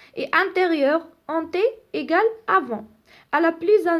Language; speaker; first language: French; non-native, local second language; Arabic